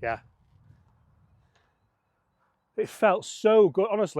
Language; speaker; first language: English; native; English